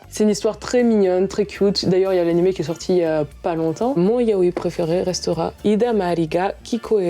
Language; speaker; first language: French; native; French